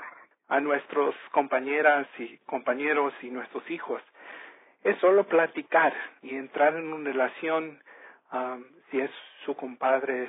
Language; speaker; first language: Spanish; early bilingual, heritage; Spanish